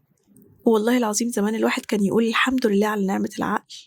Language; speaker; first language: Arabic; native; Arabic